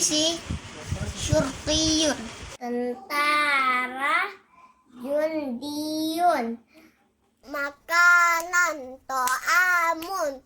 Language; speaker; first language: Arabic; non-native, learner; Indonesian